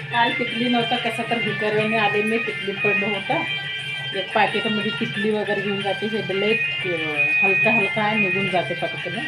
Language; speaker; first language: Marathi; non-native, local second language; Kannada